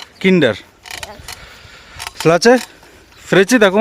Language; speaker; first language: Romanian; non-native, learner; Bangla